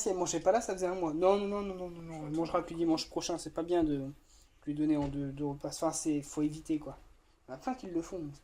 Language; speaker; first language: French; native; French